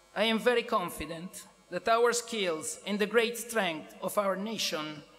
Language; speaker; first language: English; non-native, fluent; Italian